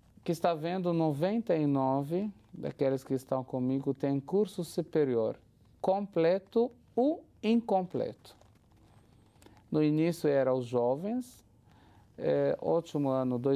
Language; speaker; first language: Portuguese; non-native, fluent; Arabic